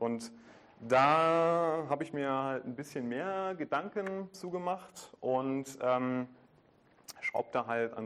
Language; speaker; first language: German; native; German